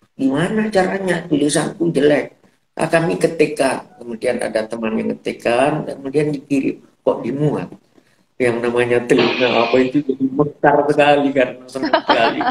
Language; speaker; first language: Indonesian; non-native, local second language; Madurese